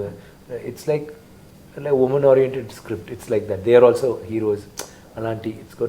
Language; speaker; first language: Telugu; non-native, learner; Tamil